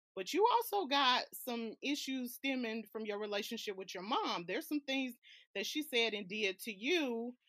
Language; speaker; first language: English; native; English